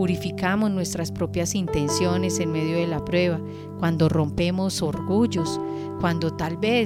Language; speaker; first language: Spanish; native; Spanish